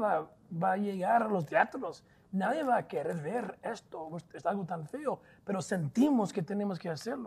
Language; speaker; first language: Spanish; non-native, fluent; English